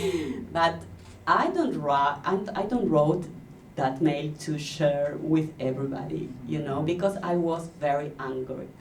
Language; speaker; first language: English; non-native, learner; Spanish